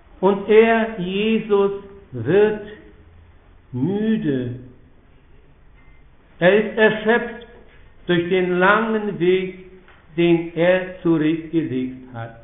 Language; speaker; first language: German; non-native, fluent; Polish